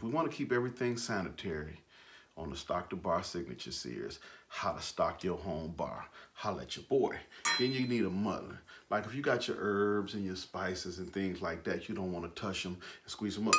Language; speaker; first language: English; native; English